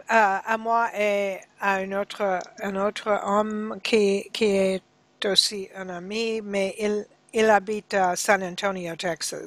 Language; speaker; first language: French; non-native, learner; English